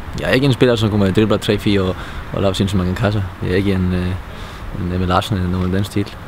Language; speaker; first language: Danish; non-native, fluent; Icelandic